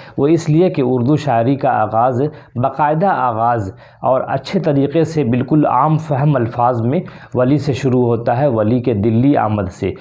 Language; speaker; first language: Urdu; native; Urdu